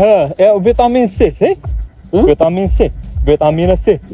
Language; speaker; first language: Portuguese; non-native, learner; Arabic